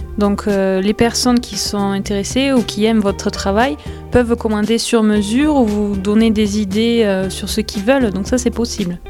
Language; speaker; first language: French; native; French